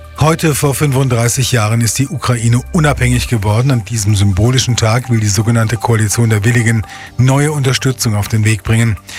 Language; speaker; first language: German; native; German